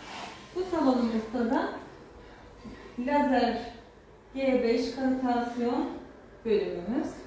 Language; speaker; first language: Turkish; native; Turkish